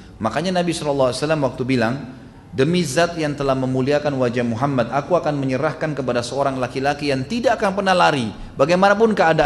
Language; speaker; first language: Indonesian; native; Indonesian